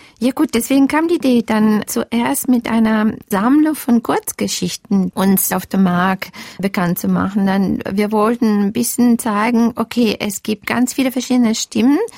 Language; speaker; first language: German; non-native, fluent; Italian